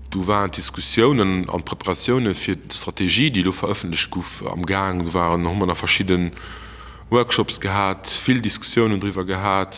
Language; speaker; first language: Luxembourgish; native; Luxembourgish